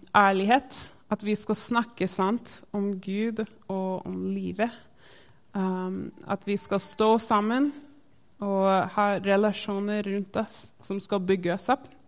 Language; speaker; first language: Norwegian; non-native, fluent; English